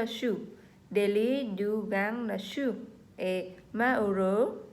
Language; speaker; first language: French; non-native, learner; Vietnamese